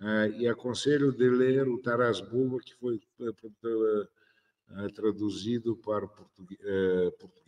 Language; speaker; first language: Portuguese; non-native, fluent; Russian